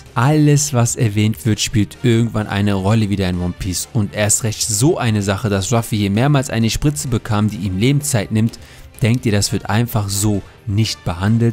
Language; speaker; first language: German; native; German